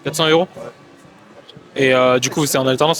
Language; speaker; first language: French; native; French